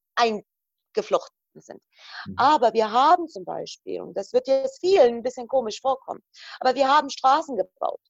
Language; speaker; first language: German; non-native, fluent; Croatian